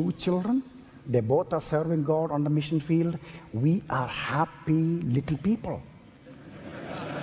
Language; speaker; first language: English; non-native, local second language; Malayalam